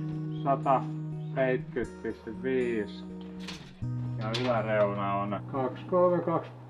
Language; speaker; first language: Finnish; native; Finnish